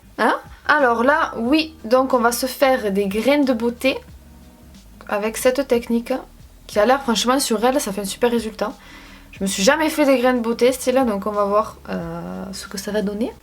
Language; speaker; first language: French; native; French